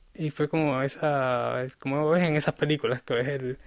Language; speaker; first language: Spanish; native; Spanish